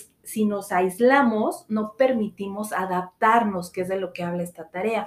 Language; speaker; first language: Spanish; native; Spanish